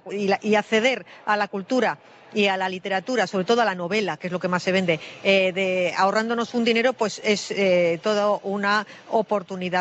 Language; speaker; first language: Spanish; native; Spanish